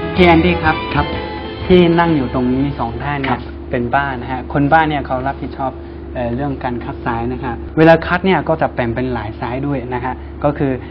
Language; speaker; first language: Thai; non-native, fluent; Chinese